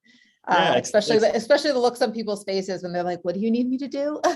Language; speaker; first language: English; native; English